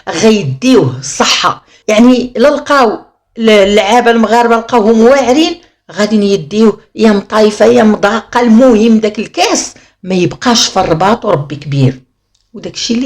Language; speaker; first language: Arabic; native; Arabic